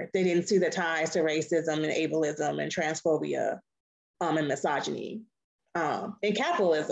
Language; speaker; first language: English; native; English